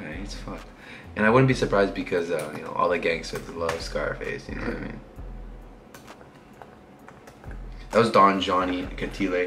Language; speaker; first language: English; native; English